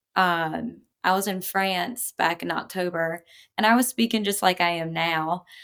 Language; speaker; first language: English; native; English